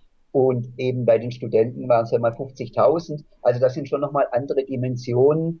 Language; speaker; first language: German; native; German